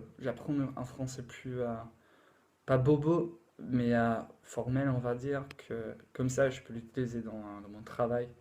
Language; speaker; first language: French; non-native, fluent; English